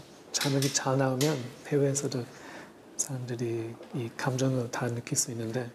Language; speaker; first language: Korean; non-native, fluent; English